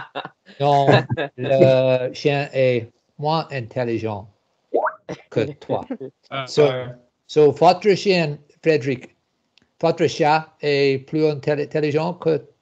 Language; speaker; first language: French; non-native, learner; English